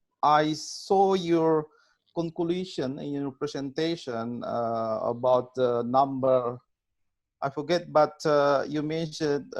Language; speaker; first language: English; non-native, learner; Indonesian